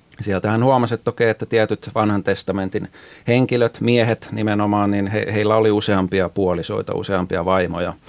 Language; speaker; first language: Finnish; native; Finnish